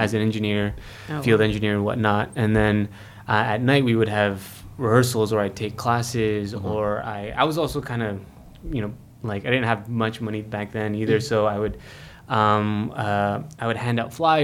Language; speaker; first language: English; non-native, fluent; Filipino